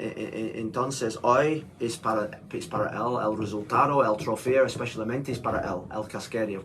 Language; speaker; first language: Spanish; non-native, learner; English